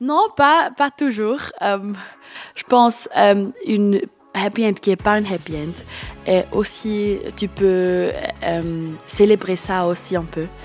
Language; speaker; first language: French; non-native, learner; Swiss German